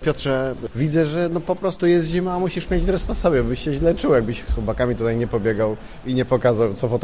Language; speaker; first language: Polish; native; Polish